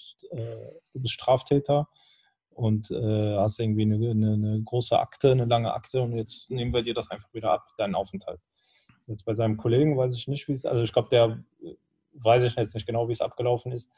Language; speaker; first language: German; native; German